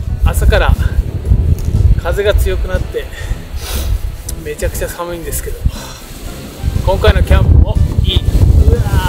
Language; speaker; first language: Japanese; native; Japanese